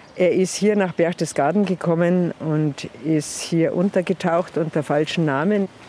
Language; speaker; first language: German; native; German